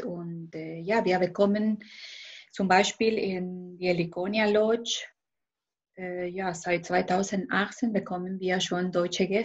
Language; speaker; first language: German; non-native, fluent; Spanish